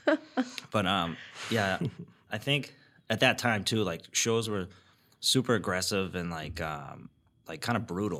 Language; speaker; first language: English; native; English